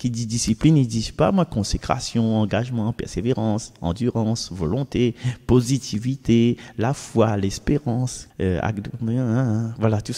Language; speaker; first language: French; non-native, local second language; Réunion Creole French